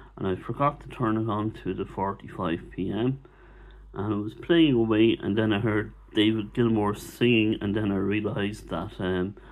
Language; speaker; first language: English; native; English